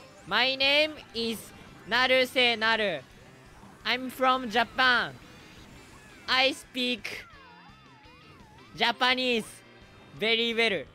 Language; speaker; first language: English; non-native, learner; Japanese